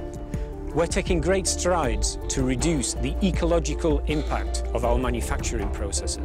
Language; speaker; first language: English; native; English